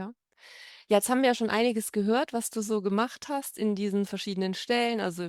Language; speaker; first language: German; native; German